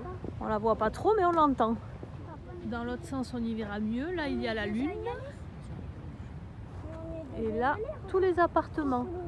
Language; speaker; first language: French; native; French